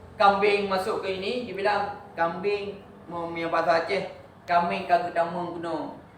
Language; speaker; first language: Malay; non-native, local second language; Achinese